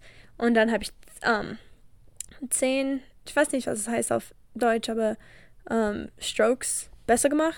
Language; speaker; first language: German; non-native, learner; English